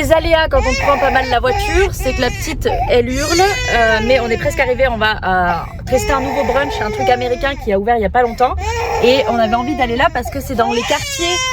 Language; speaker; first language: French; native; French